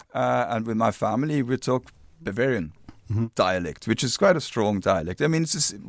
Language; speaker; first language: English; non-native, fluent; German